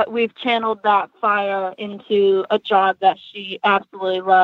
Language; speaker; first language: English; native; English